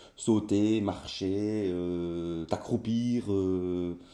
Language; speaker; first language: French; native; French